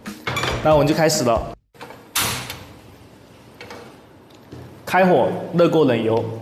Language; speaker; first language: Chinese; native; Chinese